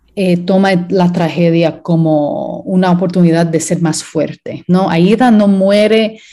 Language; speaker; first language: Spanish; early bilingual, heritage; Spanish